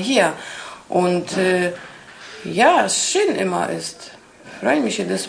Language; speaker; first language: German; non-native, learner; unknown